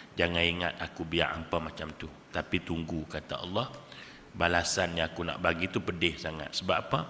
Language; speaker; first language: Malay; native; Malay